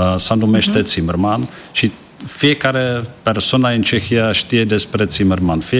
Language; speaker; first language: Romanian; non-native, learner; Czech